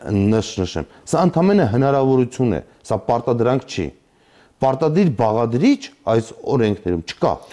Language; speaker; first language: Armenian; native; Armenian